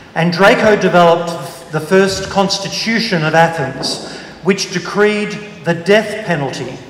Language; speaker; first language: English; native; English